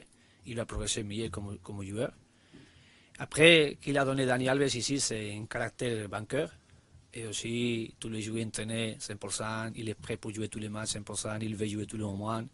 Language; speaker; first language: French; non-native, learner; Spanish